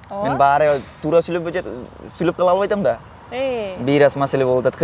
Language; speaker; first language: Kyrgyz; non-native, learner; Bangla